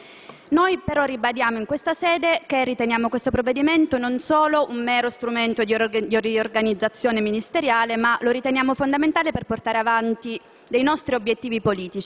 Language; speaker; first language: Italian; native; Italian